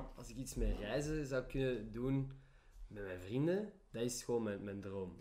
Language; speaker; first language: Dutch; native; Dutch